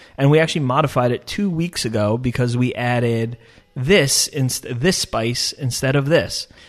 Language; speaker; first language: English; early bilingual, other home language; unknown